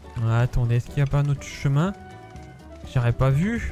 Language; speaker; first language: French; native; French